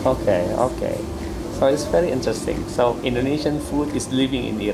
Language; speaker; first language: English; non-native, learner; Indonesian